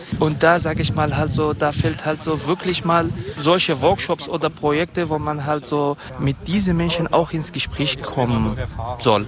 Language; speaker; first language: German; non-native, fluent; Kurdish